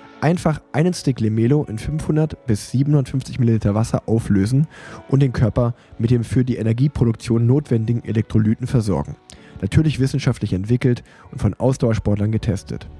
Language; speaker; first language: German; native; German